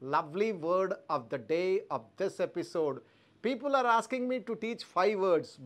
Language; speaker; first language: English; non-native, local second language; Telugu